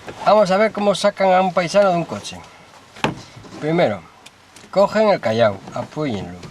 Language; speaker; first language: Spanish; native; Spanish